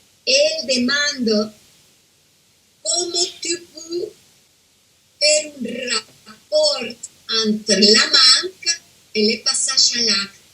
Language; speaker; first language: French; non-native, fluent; Spanish